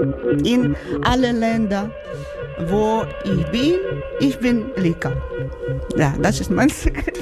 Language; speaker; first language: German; non-native, learner; Ukrainian